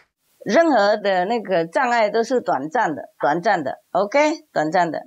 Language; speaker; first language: Chinese; non-native, fluent; Vietnamese